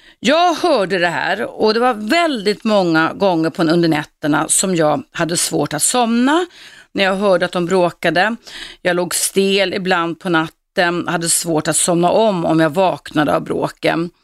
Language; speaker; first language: Swedish; native; Swedish